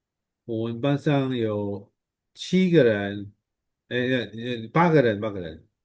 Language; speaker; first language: Chinese; non-native, fluent; Indonesian